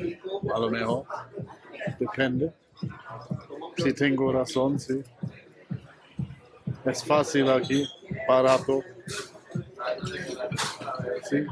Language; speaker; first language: Spanish; non-native, learner; German